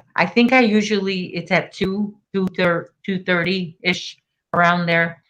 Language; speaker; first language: English; native; English